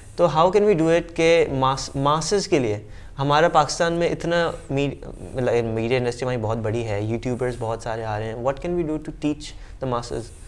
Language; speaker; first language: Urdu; native; Urdu